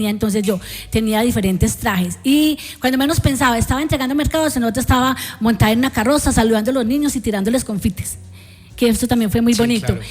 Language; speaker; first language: Spanish; native; Spanish